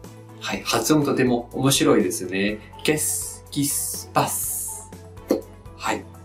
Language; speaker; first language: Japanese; non-native, fluent; French